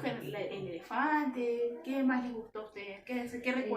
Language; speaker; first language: Spanish; native; Spanish